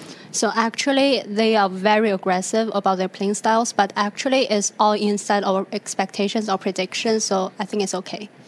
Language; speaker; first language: English; non-native, fluent; Chinese